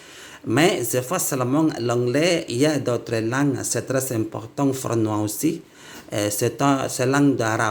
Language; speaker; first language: French; non-native, learner; Indonesian